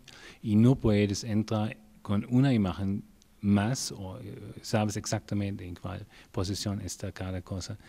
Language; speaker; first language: Spanish; non-native, learner; German